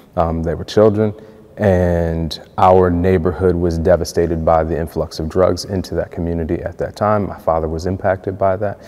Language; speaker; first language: English; native; English